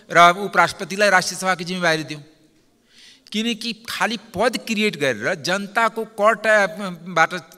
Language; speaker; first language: Nepali; non-native, local second language; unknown